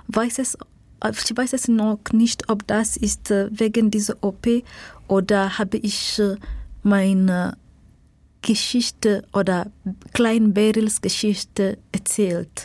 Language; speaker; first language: German; non-native, fluent; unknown